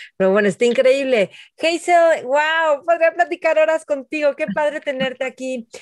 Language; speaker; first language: Spanish; native; Spanish